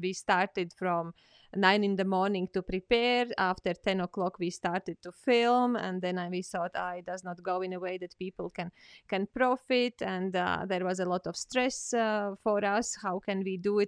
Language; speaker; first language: English; non-native, fluent; Latvian